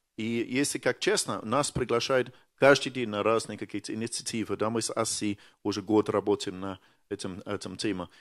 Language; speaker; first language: Russian; non-native, fluent; English